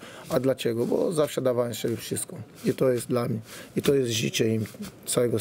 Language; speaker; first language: Polish; non-native, fluent; Portuguese